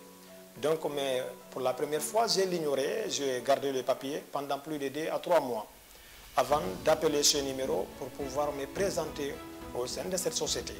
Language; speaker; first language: French; non-native, local second language; Fula